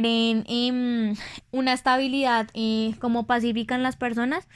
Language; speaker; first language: Spanish; native; Spanish